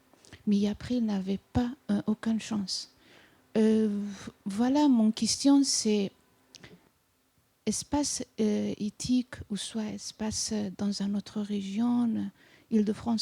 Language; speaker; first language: French; non-native, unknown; Persian